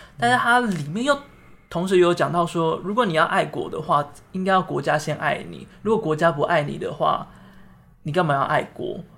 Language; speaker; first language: Chinese; native; Chinese